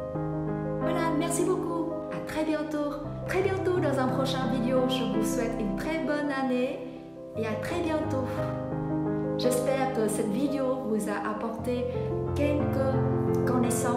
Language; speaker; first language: French; non-native, fluent; Vietnamese